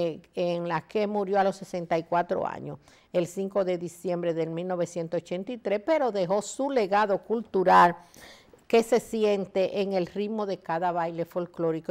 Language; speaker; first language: Spanish; native; Spanish